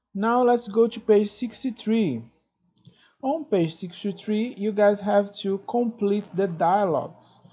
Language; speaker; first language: English; non-native, fluent; Portuguese